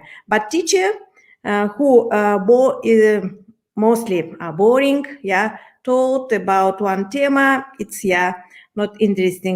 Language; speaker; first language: English; non-native, learner; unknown